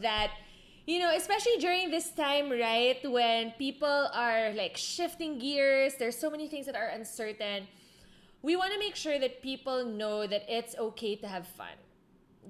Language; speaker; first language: English; non-native, local second language; Filipino